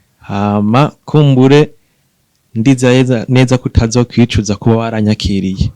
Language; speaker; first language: Rundi; native; Rundi